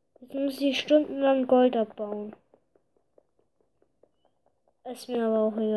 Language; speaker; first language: German; early bilingual, other home language; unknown